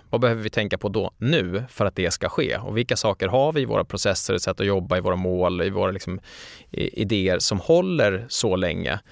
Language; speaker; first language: Swedish; native; Swedish